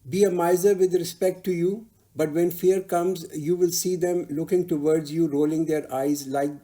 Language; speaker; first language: English; non-native, local second language; Urdu